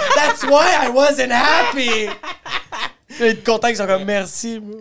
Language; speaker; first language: French; native; French